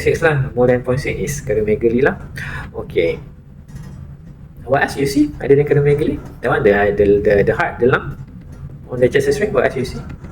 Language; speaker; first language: English; non-native, local second language; Malay